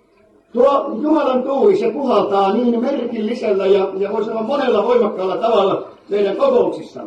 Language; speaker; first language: Finnish; native; Finnish